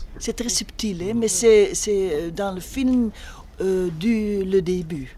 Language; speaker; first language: French; non-native, local second language; Dutch